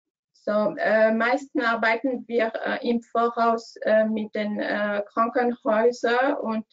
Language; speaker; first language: German; non-native, learner; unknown